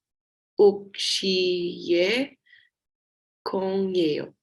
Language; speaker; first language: Korean; non-native, learner; Indonesian